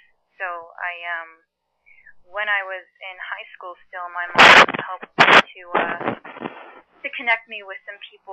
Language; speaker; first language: English; early bilingual, other home language; Chinese